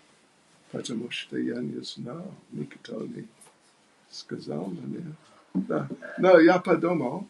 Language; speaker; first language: Russian; non-native, learner; English